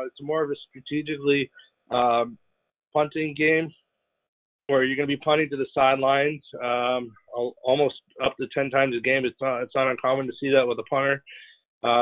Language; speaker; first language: English; native; English